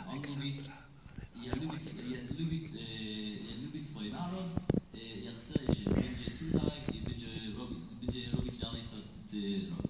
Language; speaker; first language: Polish; non-native, learner; English